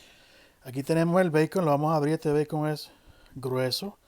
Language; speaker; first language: Spanish; native; Spanish